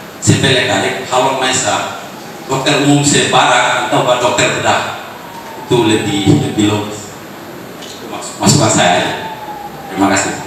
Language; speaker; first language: Indonesian; native; Indonesian